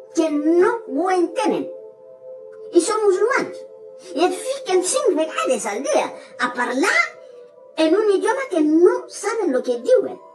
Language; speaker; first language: Catalan; non-native, fluent; Fula